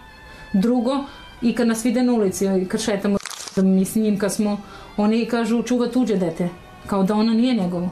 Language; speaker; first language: Serbian; native; Serbian